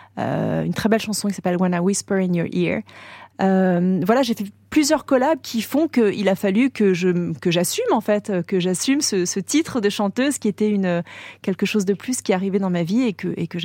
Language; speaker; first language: French; native; French